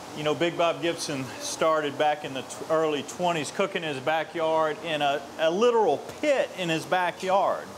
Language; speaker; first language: English; native; English